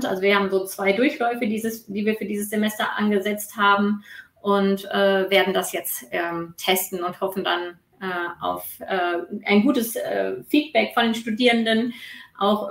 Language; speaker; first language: German; native; German